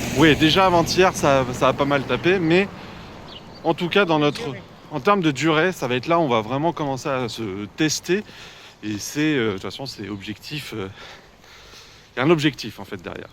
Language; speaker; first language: French; native; French